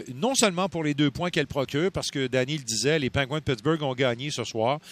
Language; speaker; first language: French; native; French